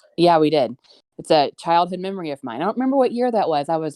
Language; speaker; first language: English; native; English